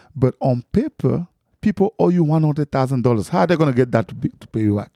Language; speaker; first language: English; non-native, local second language; French